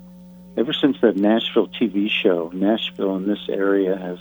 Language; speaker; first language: English; native; English